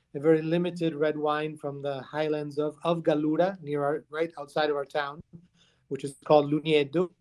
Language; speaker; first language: English; early bilingual, other home language; Italian